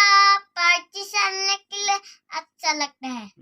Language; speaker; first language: Hindi; non-native, local second language; Assamese